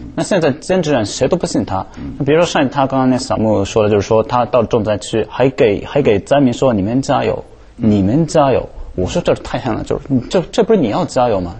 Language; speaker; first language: Chinese; non-native, fluent; Japanese